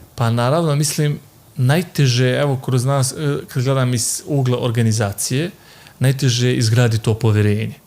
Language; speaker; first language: Bosnian; native; Bosnian